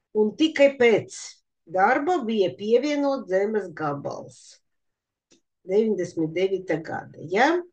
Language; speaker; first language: Latvian; non-native, local second language; Russian